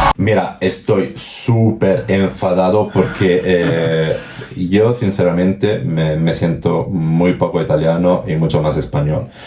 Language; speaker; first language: Spanish; non-native, fluent; Italian